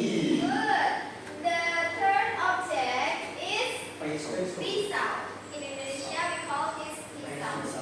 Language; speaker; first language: English; non-native, learner; Indonesian